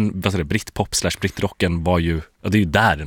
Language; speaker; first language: Swedish; native; Swedish